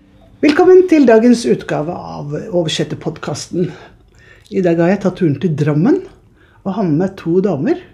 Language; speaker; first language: Norwegian; native; Norwegian